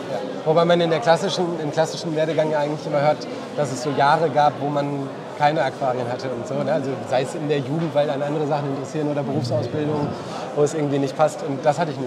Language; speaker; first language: German; native; German